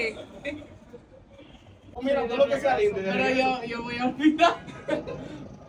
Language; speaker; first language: Spanish; non-native, fluent; English